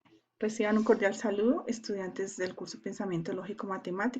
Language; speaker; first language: Spanish; native; Spanish